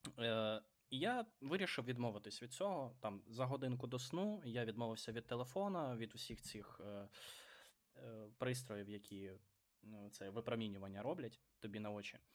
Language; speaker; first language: Ukrainian; non-native, local second language; Russian